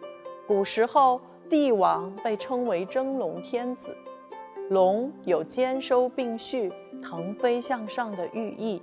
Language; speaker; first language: Chinese; native; Chinese